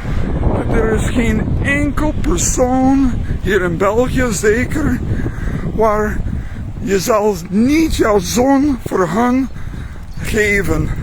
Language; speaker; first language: Dutch; non-native, fluent; English